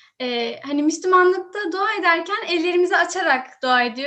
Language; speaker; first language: Turkish; native; Turkish